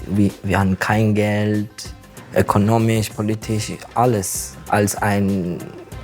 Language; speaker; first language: German; non-native, learner; Turkish